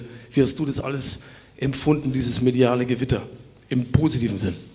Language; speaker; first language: German; native; German